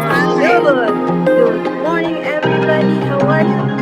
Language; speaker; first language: English; non-native, fluent; Indonesian